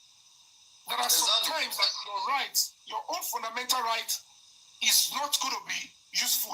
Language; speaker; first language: English; non-native, local second language; Yoruba